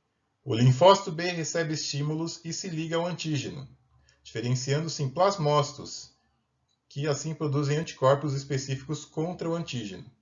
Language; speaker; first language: Portuguese; native; Portuguese